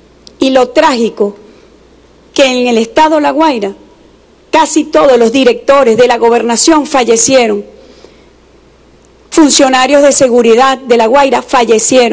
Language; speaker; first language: Spanish; native; Spanish